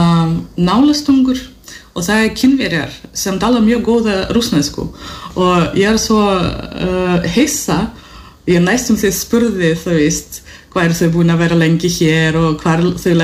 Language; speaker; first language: Icelandic; non-native, fluent; Russian